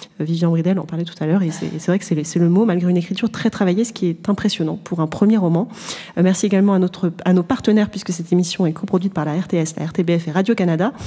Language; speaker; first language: French; native; French